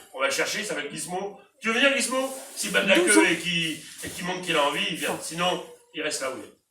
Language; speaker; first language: French; native; French